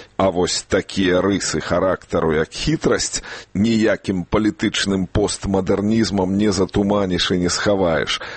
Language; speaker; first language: Belarusian; native; Belarusian